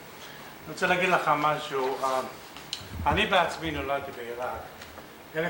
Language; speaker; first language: Hebrew; early bilingual, other home language; Arabic